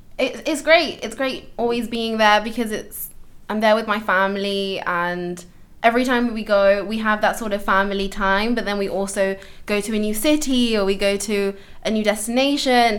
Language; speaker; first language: English; native; English